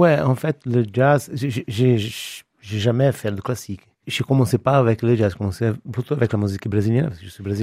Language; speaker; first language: French; non-native, fluent; Portuguese